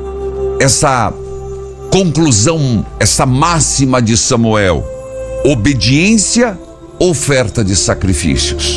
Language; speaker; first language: Portuguese; native; Portuguese